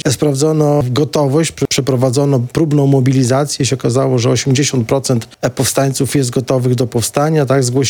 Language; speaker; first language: Polish; native; Polish